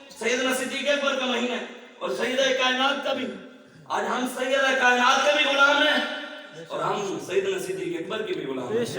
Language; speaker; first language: Urdu; non-native, local second language; Punjabi